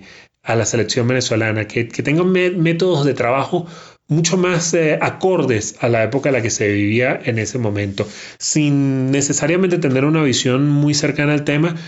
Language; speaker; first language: Spanish; native; Spanish